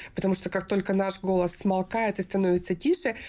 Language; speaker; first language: Russian; native; Russian